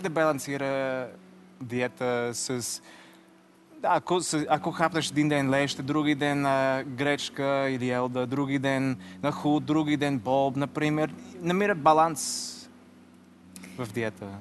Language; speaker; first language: Bulgarian; non-native, learner; English